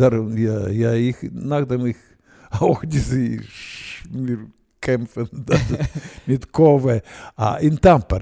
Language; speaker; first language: German; non-native, learner; Russian